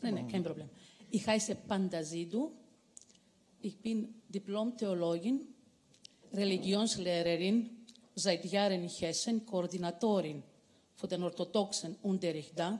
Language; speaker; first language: German; non-native, fluent; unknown